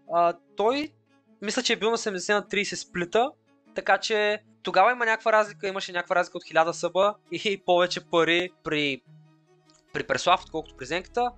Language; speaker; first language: Bulgarian; native; Bulgarian